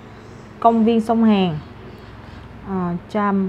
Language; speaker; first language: Vietnamese; non-native, learner; Korean